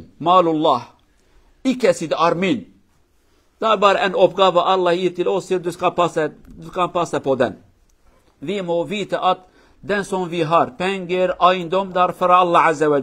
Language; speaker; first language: Swedish; non-native, learner; Kurdish